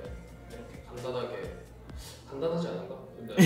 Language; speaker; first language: Korean; native; Korean